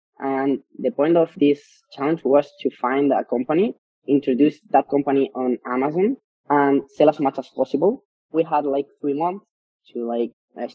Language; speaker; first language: English; non-native, fluent; Spanish